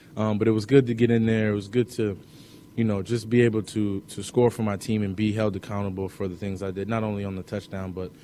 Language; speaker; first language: English; native; English